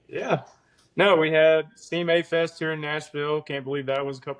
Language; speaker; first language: English; native; English